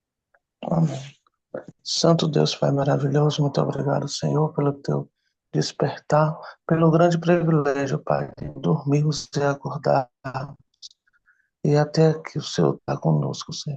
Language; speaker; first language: Portuguese; native; Portuguese